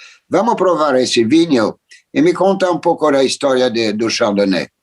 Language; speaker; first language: Portuguese; non-native, fluent; French